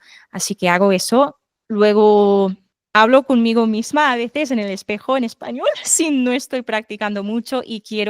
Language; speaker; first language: Spanish; non-native, fluent; English